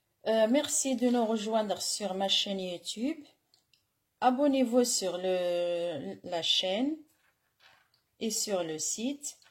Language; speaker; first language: French; non-native, local second language; Arabic